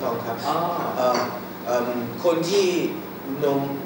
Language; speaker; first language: Thai; non-native, learner; Chinese